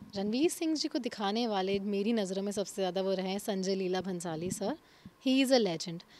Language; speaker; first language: Hindi; native; Hindi